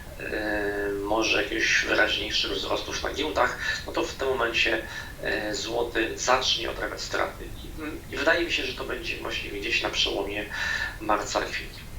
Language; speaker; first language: Polish; native; Polish